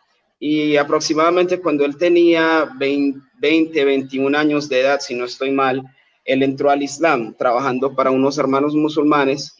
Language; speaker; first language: Spanish; native; Spanish